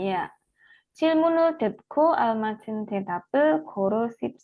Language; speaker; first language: Korean; non-native, fluent; Indonesian